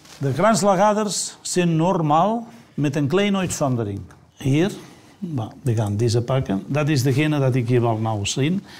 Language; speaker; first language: Dutch; non-native, fluent; Catalan